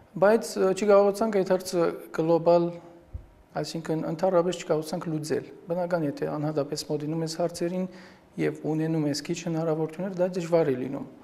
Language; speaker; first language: Armenian; early bilingual, heritage; Armenian